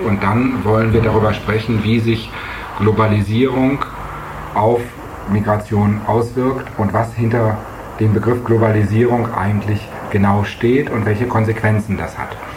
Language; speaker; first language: German; native; German